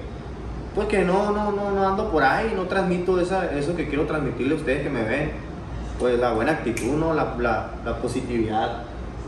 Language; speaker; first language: Spanish; native; Spanish